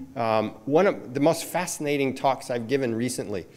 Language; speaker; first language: English; native; English